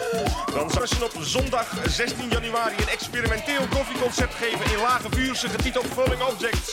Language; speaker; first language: Dutch; native; Dutch